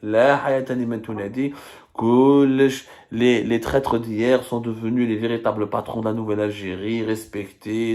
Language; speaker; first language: French; non-native, local second language; Arabic